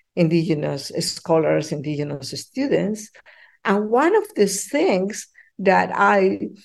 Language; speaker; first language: English; non-native, fluent; Spanish